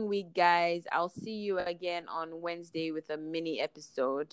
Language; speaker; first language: English; non-native, local second language; Igbo